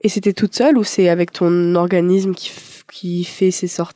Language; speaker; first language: French; native; French